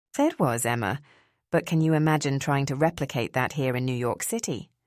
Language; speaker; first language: English; early bilingual, other home language; Spanish